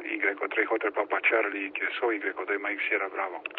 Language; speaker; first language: Romanian; native; Romanian